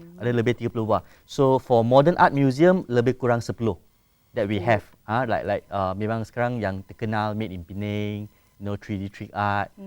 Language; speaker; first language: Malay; non-native, local second language; Chinese